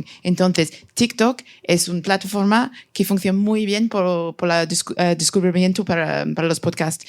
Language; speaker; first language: Spanish; non-native, fluent; French